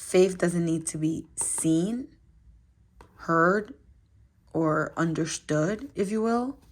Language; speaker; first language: English; native; English